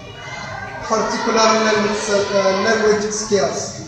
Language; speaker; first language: English; non-native, learner; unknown